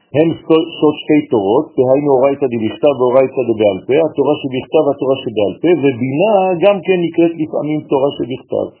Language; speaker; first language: Hebrew; non-native, fluent; French